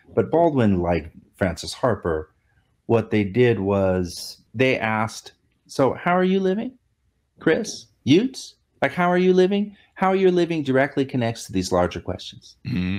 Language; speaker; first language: English; native; English